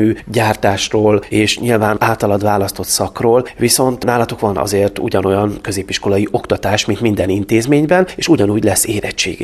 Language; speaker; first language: Hungarian; native; Hungarian